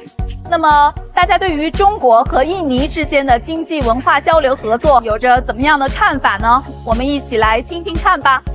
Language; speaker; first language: Chinese; native; Chinese